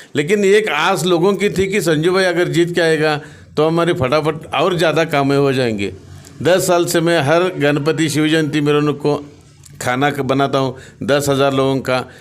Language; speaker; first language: Hindi; non-native, local second language; Marathi